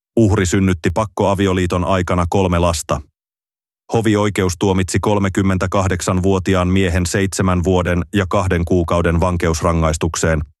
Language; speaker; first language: Finnish; native; Finnish